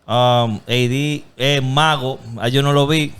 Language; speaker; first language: Spanish; early bilingual, other home language; English